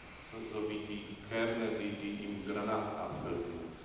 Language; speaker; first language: German; non-native, fluent; Polish